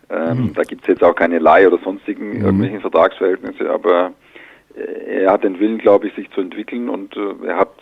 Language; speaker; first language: German; native; German